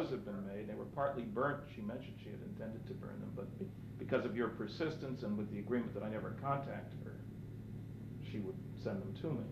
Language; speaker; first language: English; native; English